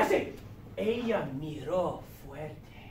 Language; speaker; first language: Spanish; non-native, learner; English